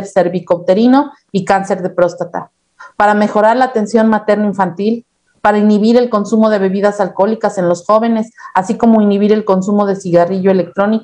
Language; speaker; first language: Spanish; native; Spanish